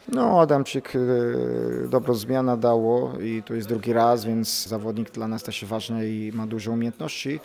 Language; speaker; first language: Polish; non-native, fluent; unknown